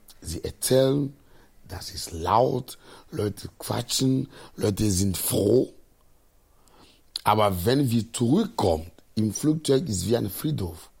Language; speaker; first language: German; non-native, fluent; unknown